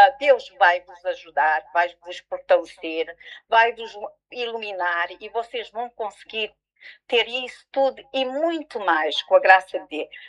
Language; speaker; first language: Portuguese; early bilingual, heritage; Portuguese